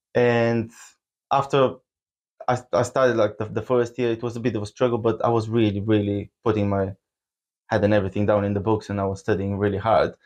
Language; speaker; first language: English; non-native, fluent; Bulgarian